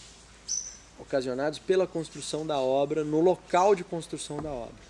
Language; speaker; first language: Portuguese; native; Portuguese